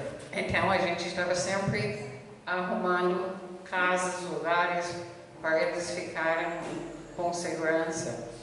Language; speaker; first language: Portuguese; non-native, fluent; English